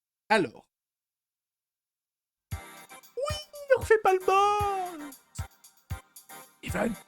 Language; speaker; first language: French; native; French